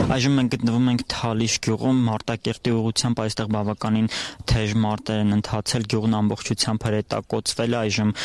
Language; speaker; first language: Armenian; native; Armenian